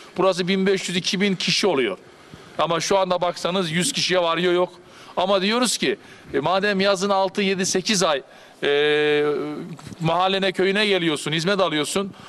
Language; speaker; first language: Turkish; native; Turkish